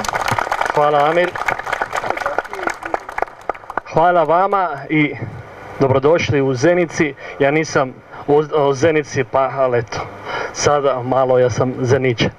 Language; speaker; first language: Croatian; non-native, learner; Italian